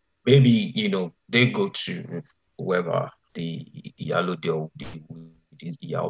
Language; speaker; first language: English; non-native, local second language; Yoruba